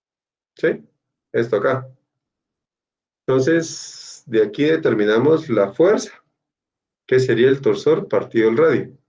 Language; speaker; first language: Spanish; native; Spanish